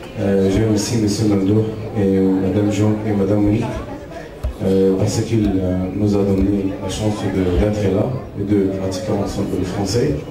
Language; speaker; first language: French; non-native, fluent; Arabic